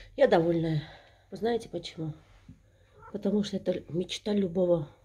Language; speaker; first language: Russian; native; Russian